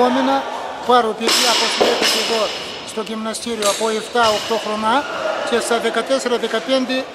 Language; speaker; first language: Greek; non-native, learner; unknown